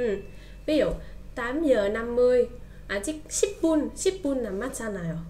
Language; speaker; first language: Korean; non-native, learner; Vietnamese